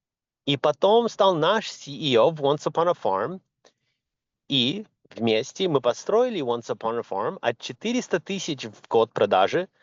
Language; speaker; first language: Russian; early bilingual, other home language; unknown